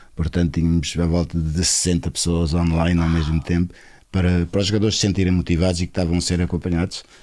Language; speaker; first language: Portuguese; non-native, local second language; Kabuverdianu